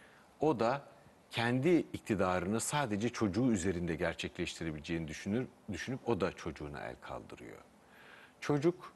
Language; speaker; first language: Turkish; native; Turkish